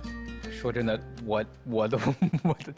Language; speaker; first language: Chinese; native; Chinese